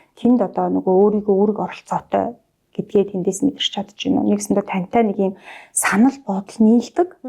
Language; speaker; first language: Mongolian; native; Mongolian